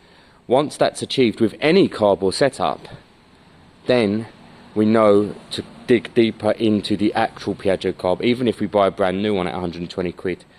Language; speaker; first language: English; native; English